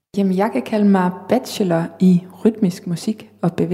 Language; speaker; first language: Danish; native; Danish